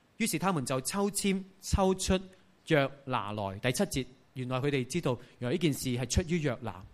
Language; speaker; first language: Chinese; non-native, local second language; Cantonese